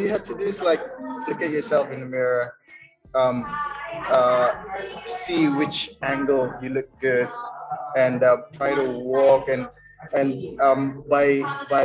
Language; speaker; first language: English; non-native, fluent; Uzbek